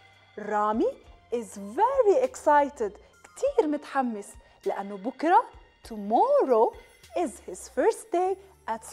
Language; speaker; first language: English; non-native, fluent; Arabic